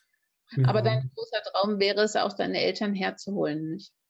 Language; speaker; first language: German; native; German